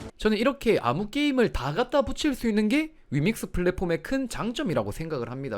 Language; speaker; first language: Korean; native; Korean